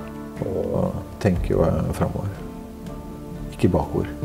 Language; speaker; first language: Norwegian; native; Norwegian